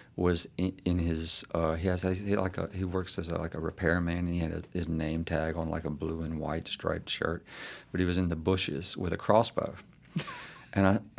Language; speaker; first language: English; native; English